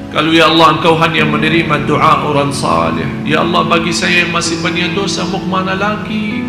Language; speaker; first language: Indonesian; non-native, fluent; Arabic